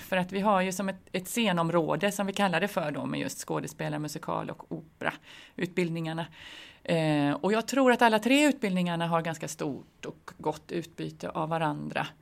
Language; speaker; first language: Swedish; native; Swedish